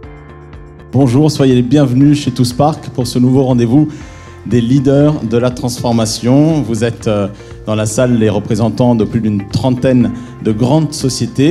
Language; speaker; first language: French; native; French